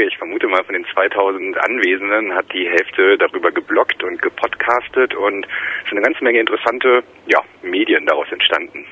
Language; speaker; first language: German; native; German